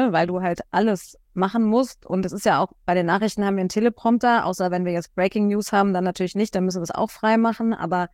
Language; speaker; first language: German; native; German